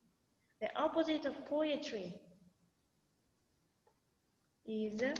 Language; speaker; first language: English; non-native, fluent; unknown